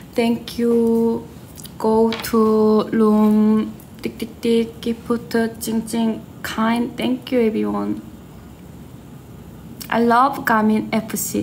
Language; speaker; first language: English; non-native, learner; Korean